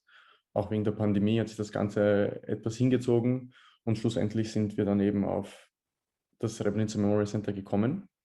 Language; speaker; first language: German; early bilingual, other home language; Bosnian